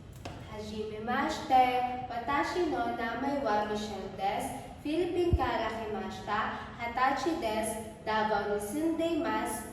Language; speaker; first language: Japanese; non-native, learner; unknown